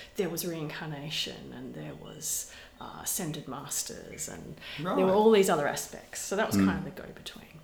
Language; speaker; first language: English; native; English